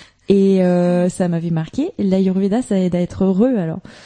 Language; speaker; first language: French; native; French